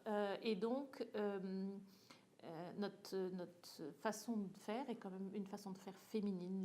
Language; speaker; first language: French; native; French